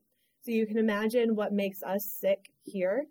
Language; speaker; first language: English; native; English